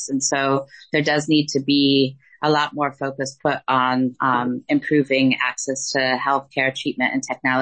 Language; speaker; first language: English; native; English